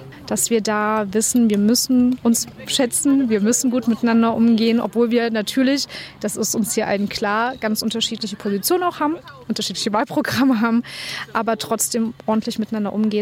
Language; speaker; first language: German; native; German